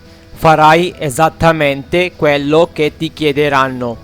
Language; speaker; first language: Italian; non-native, fluent; Urdu